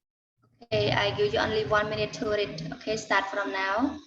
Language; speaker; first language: English; non-native, learner; Khmer